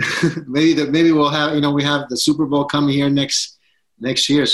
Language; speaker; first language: English; non-native, fluent; Italian